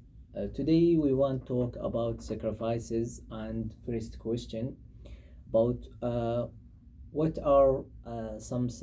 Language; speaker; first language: English; non-native, learner; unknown